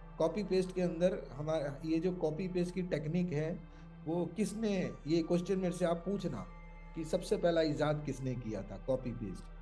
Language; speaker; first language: Hindi; non-native, local second language; Malayalam